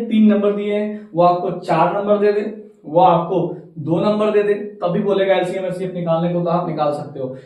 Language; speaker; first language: Hindi; native; Hindi